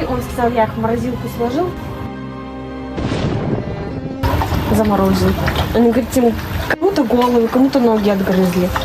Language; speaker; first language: Russian; native; Russian